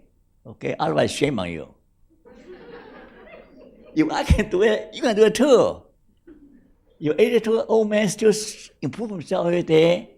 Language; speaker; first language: English; non-native, fluent; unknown